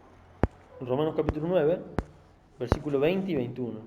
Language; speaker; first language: Spanish; native; Spanish